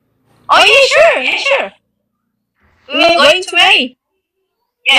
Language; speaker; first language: English; non-native, learner; Indonesian